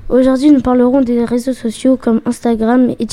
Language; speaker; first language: French; native; French